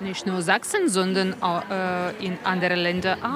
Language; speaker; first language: German; non-native, learner; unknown